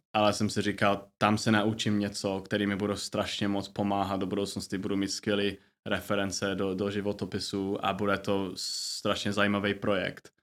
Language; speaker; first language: Czech; non-native, fluent; English